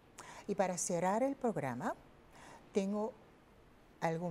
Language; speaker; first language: Spanish; non-native, fluent; Papiamento